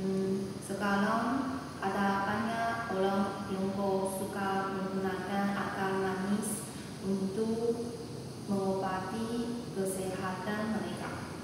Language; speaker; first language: Indonesian; non-native, learner; Chinese